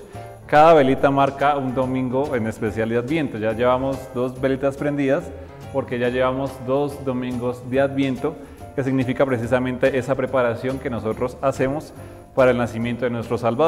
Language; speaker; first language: Spanish; native; Spanish